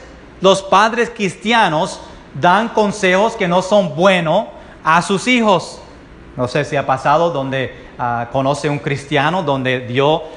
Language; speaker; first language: Spanish; early bilingual, heritage; Spanish